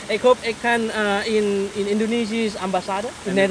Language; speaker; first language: Dutch; non-native, learner; Indonesian